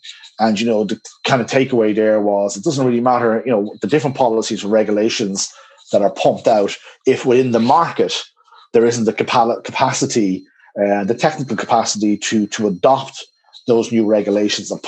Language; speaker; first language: English; native; English